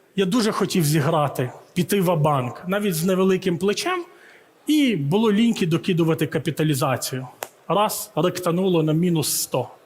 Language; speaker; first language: Ukrainian; early bilingual, heritage; Ukrainian